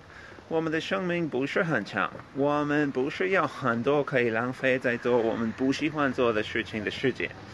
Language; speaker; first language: Chinese; non-native, fluent; English